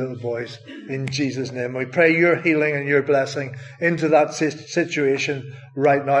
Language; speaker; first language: English; native; English